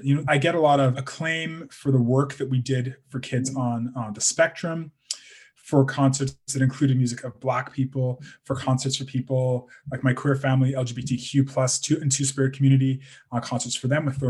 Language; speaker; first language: English; native; English